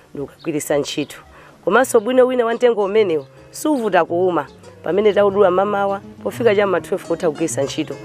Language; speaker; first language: Nyanja; native; Nyanja